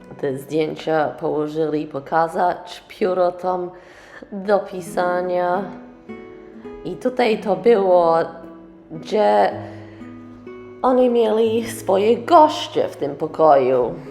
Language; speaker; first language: Polish; early bilingual, heritage; English